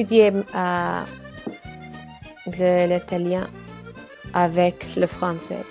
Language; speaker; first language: French; non-native, learner; Arabic